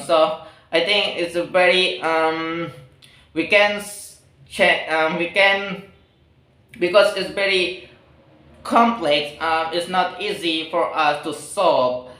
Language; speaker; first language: English; non-native, learner; Indonesian